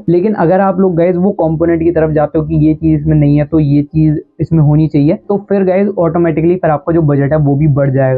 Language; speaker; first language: Hindi; native; Hindi